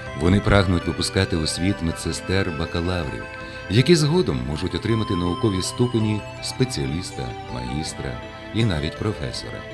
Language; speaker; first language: Ukrainian; native; Ukrainian